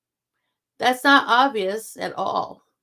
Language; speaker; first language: English; native; English